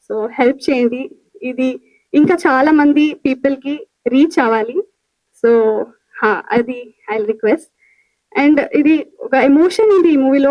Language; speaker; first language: Telugu; non-native, learner; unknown